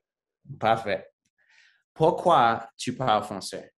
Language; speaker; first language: French; non-native, learner; English